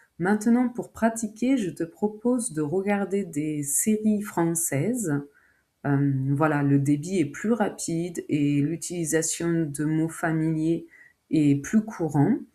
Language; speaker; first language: French; native; French